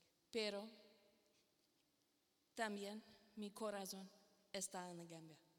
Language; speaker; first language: Spanish; non-native, learner; English